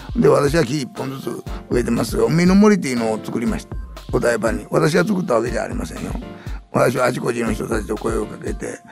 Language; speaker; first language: Japanese; native; Japanese